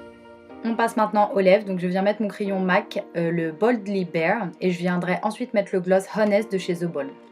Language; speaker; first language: French; native; French